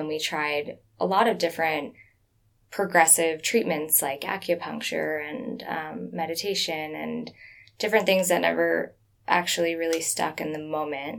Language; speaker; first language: English; native; English